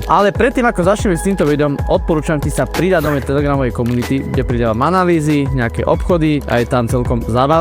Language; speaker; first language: Slovak; native; Slovak